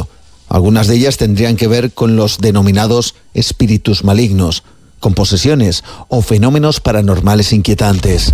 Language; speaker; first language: Spanish; native; Spanish